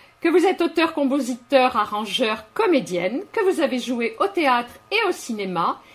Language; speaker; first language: French; native; French